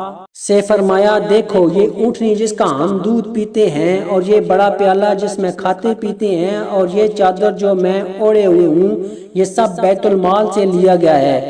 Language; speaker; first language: Urdu; native; Urdu